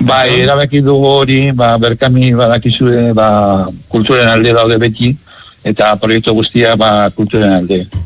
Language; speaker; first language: Basque; non-native, local second language; Spanish